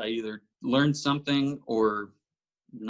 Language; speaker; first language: English; native; English